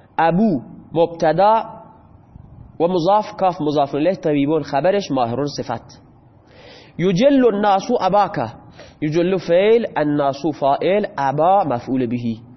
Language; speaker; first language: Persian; non-native, local second language; Baluchi